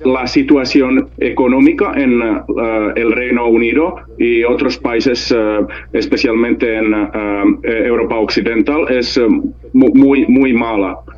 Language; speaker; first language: Spanish; non-native, learner; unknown